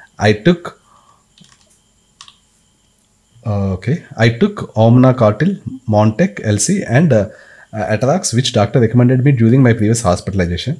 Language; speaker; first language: English; non-native, local second language; Telugu